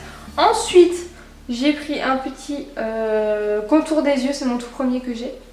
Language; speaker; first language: French; native; French